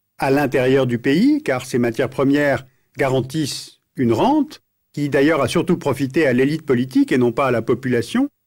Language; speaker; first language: French; native; French